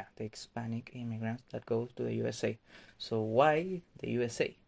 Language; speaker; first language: English; non-native, fluent; Spanish